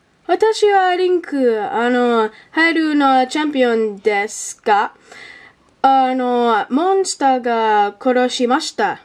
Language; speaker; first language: Japanese; non-native, learner; English